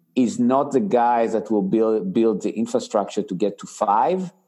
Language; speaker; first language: English; non-native, fluent; Hebrew